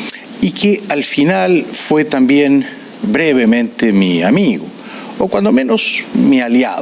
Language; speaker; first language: Spanish; native; Spanish